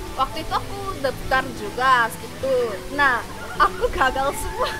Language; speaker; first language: Indonesian; non-native, fluent; Korean